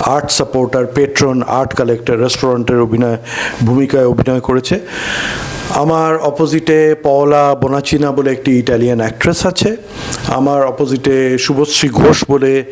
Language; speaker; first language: Bangla; native; Bangla